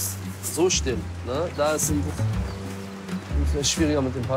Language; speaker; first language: German; native; German